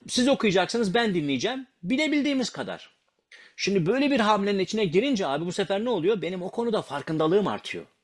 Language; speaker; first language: Turkish; non-native, local second language; Kurdish